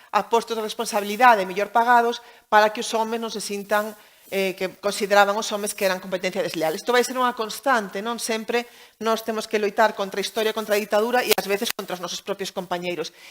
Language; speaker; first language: Galician; native; Galician